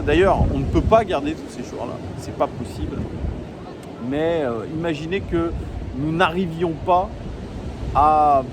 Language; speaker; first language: French; native; French